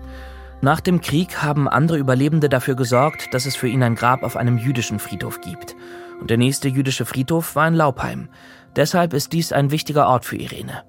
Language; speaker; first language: German; native; German